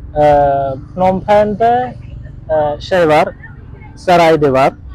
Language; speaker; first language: Turkish; non-native, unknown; Khmer